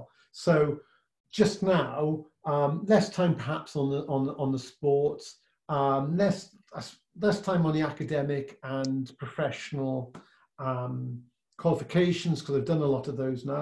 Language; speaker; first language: English; native; English